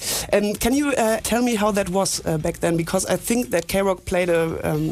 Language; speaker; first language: English; non-native, fluent; German